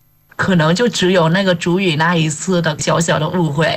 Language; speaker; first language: Chinese; non-native, fluent; Vietnamese